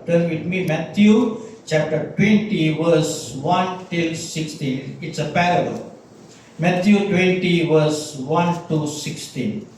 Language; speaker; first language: English; non-native, local second language; Tamil